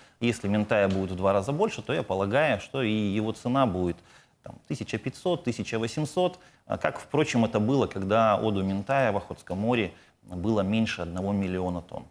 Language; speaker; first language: Russian; native; Russian